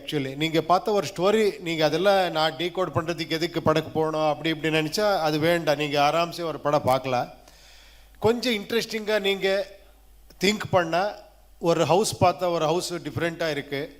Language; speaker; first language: Tamil; non-native, learner; Kannada